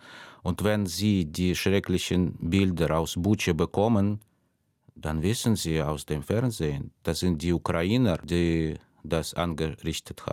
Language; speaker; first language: German; non-native, fluent; Russian